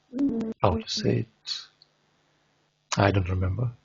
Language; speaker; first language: English; non-native, learner; Russian